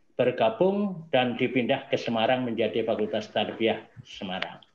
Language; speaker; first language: Indonesian; native; Indonesian